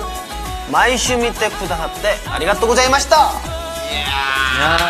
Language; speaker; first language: Japanese; non-native, learner; Korean